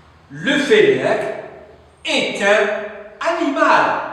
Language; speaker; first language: French; non-native, local second language; Arabic